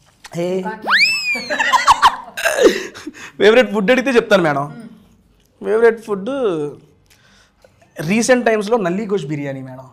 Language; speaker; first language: Telugu; native; Telugu